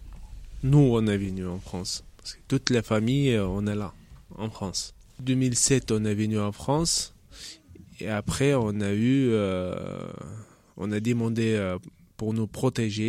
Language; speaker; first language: French; non-native, learner; Chechen